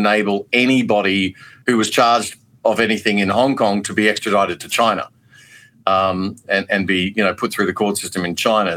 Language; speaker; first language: English; native; English